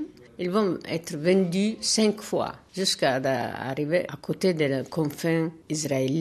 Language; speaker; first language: French; non-native, learner; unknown